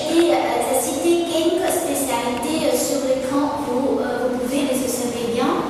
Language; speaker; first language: French; non-native, fluent; Vietnamese